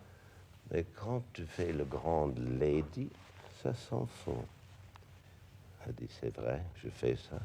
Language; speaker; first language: French; non-native, fluent; English